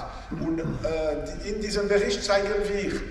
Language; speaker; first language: German; non-native, local second language; French